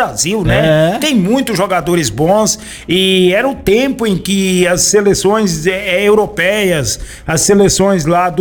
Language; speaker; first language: Portuguese; native; Portuguese